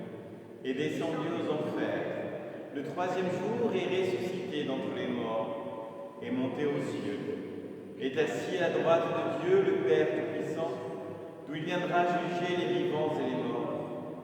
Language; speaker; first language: French; native; French